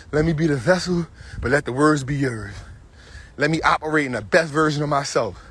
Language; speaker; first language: English; native; English